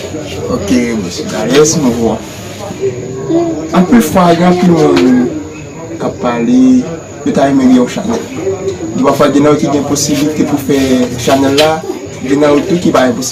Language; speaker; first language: French; non-native, learner; Haitian Creole